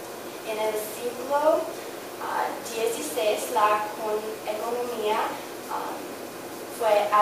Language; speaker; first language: Spanish; non-native, learner; English